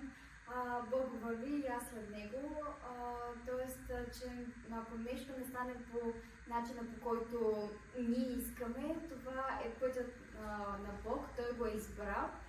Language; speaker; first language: Bulgarian; native; Bulgarian